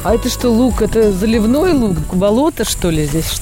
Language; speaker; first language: Russian; native; Russian